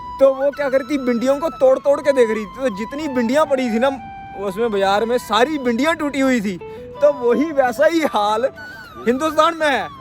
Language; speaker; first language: Hindi; native; Hindi